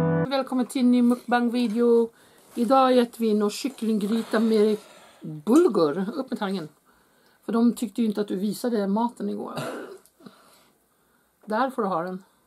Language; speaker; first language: Swedish; native; Swedish